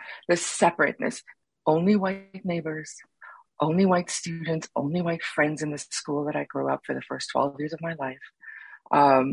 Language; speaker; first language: English; non-native, local second language; Afrikaans